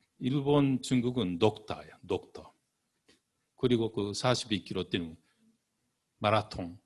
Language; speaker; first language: Korean; non-native, fluent; Japanese